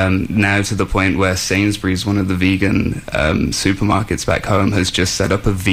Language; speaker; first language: English; native; English